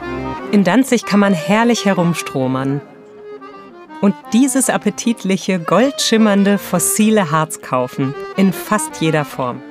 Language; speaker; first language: German; native; German